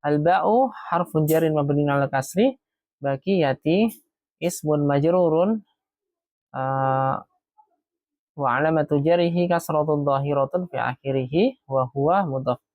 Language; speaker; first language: Arabic; non-native, fluent; Indonesian